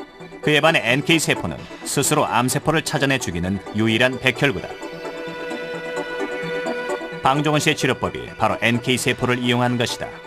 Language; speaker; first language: Korean; native; Korean